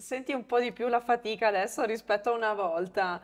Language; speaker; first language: Italian; native; Italian